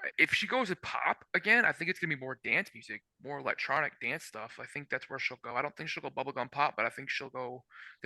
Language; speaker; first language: English; native; English